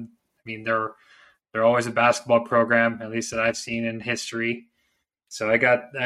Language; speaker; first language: English; native; English